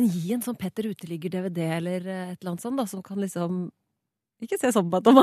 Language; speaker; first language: Norwegian; native; Norwegian